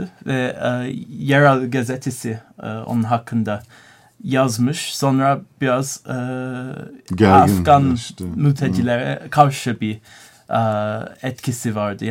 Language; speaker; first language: Turkish; non-native, learner; English